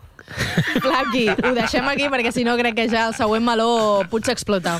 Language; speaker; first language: Catalan; native; Catalan